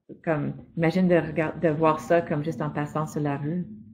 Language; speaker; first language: French; non-native, fluent; English